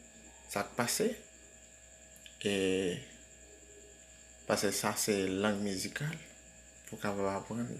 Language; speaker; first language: French; non-native, learner; Haitian Creole